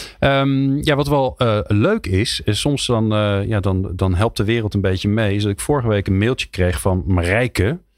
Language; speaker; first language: Dutch; native; Dutch